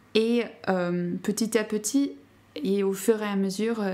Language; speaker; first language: French; non-native, fluent; English